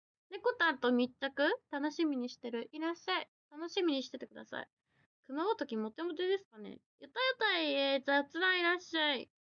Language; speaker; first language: Japanese; native; Japanese